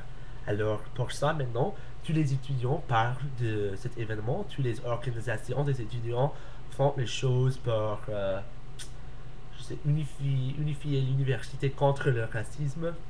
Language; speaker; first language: French; non-native, learner; English